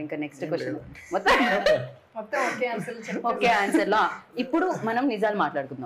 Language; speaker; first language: Telugu; native; Telugu